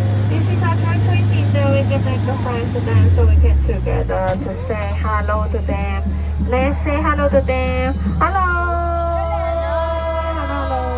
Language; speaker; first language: English; non-native, learner; Cantonese